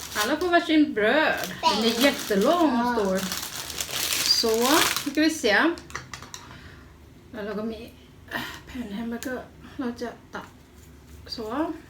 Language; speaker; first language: Swedish; non-native, learner; Thai